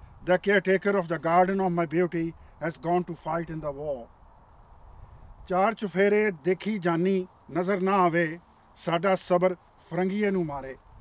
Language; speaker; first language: English; non-native, local second language; Punjabi